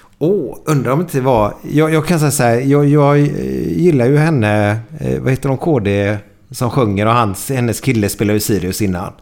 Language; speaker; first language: Swedish; native; Swedish